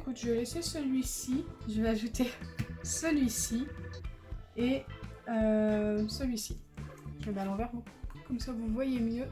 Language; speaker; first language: French; native; French